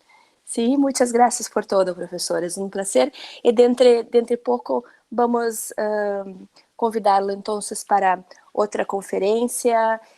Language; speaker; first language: Spanish; non-native, learner; Portuguese